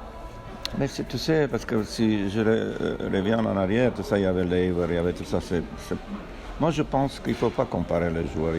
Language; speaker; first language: French; non-native, fluent; Romanian